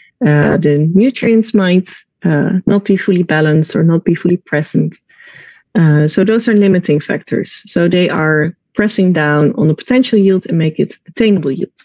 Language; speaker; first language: English; non-native, fluent; Dutch